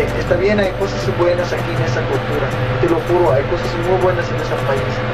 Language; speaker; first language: Spanish; non-native, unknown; Arabic